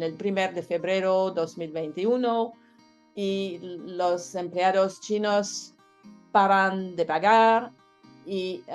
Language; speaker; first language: Spanish; non-native, learner; French